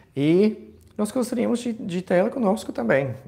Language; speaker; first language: Portuguese; non-native, fluent; English